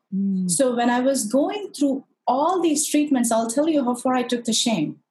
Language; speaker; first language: English; non-native, local second language; Tamil